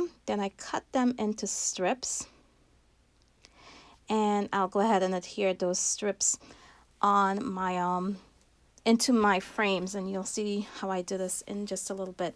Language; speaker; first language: English; native; English